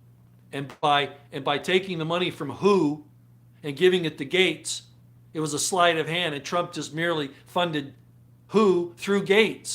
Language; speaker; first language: English; native; English